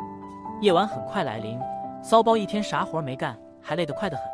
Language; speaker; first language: Chinese; native; Chinese